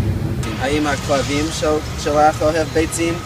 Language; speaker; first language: Hebrew; non-native, learner; English